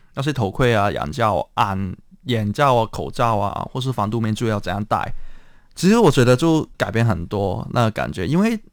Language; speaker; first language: Chinese; non-native, local second language; Cantonese